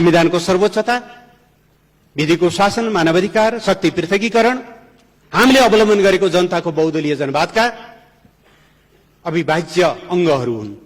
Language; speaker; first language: Nepali; native; Nepali